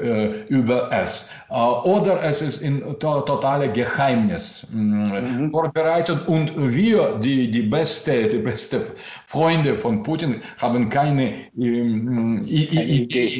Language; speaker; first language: German; non-native, learner; Russian